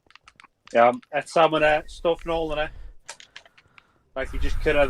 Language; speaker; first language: Welsh; native; Welsh